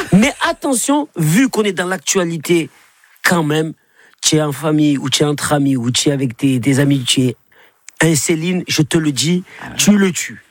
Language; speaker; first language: French; native; French